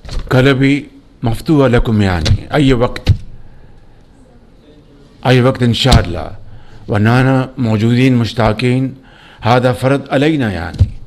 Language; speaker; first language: Arabic; non-native, learner; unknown